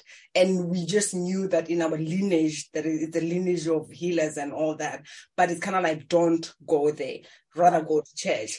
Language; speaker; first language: English; non-native, local second language; Tswana